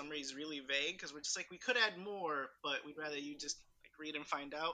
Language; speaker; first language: English; early bilingual, other home language; Spanish